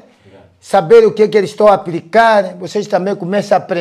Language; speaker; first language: Portuguese; non-native, local second language; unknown